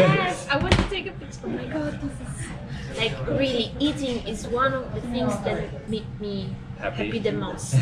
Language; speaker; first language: English; non-native, fluent; Italian